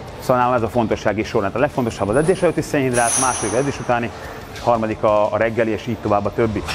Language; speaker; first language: Hungarian; native; Hungarian